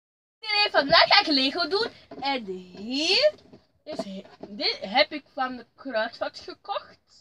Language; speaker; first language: Dutch; early bilingual, other home language; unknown